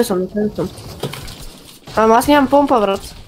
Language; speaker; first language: Bulgarian; native; Bulgarian